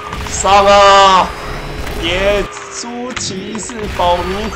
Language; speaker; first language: Chinese; native; Chinese